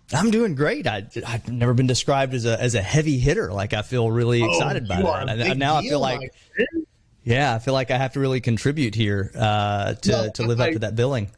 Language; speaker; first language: English; native; English